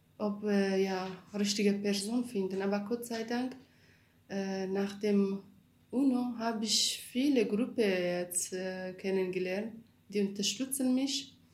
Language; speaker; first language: German; non-native, learner; Kurdish